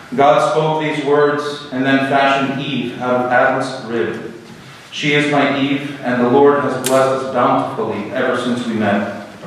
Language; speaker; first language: English; early bilingual, other home language; Greek